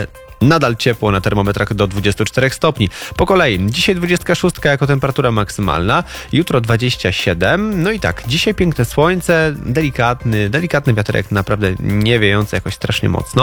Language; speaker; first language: Polish; native; Polish